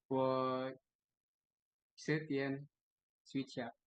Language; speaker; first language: Chinese; non-native, learner; Indonesian